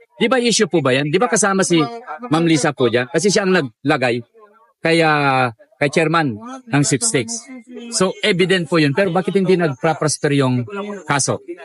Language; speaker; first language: Filipino; non-native, local second language; Iloko